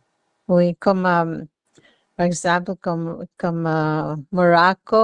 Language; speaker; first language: French; non-native, learner; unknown